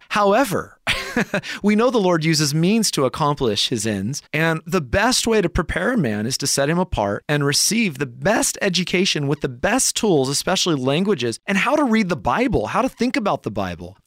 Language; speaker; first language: English; native; English